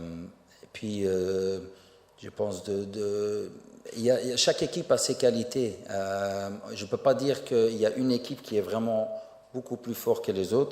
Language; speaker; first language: French; non-native, fluent; Arabic